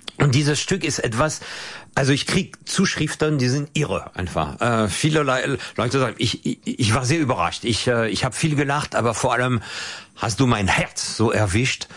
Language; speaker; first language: German; non-native, fluent; French